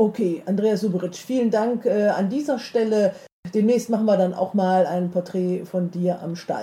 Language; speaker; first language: German; native; German